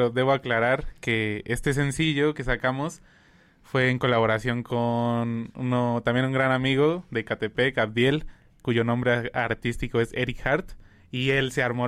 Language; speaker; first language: Spanish; native; Spanish